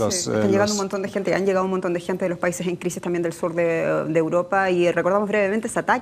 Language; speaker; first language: Spanish; native; Spanish